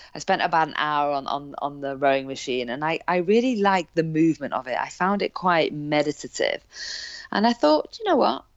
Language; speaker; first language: English; native; English